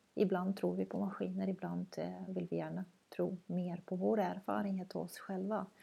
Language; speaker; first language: Swedish; non-native, fluent; Croatian